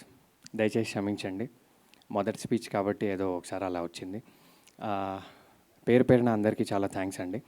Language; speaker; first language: Telugu; native; Telugu